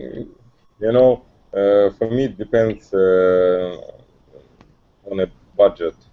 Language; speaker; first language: English; non-native, learner; Russian